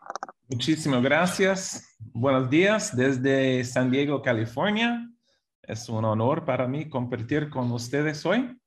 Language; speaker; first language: Spanish; non-native, fluent; English